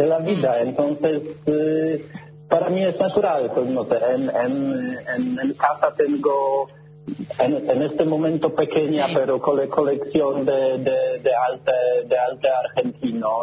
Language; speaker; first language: Spanish; non-native, learner; Polish